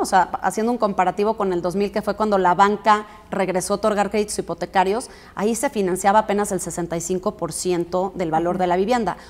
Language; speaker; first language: Spanish; native; Spanish